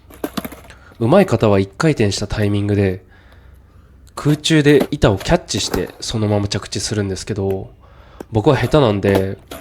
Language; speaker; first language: Japanese; native; Japanese